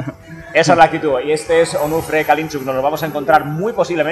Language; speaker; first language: Spanish; native; Spanish